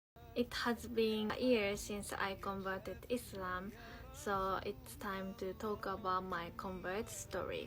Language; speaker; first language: English; non-native, fluent; Japanese